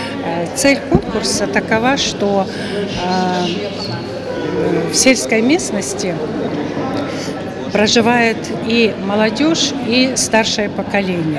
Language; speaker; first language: Russian; non-native, local second language; Adyghe